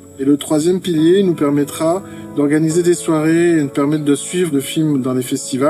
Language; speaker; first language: French; native; French